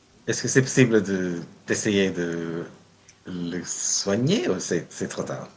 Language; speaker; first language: French; non-native, learner; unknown